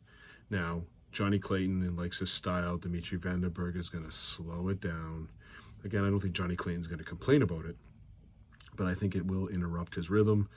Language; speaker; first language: English; native; English